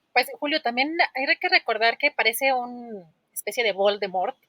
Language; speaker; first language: Spanish; native; Spanish